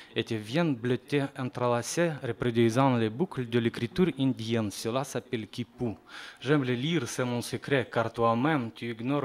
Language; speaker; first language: French; non-native, fluent; Russian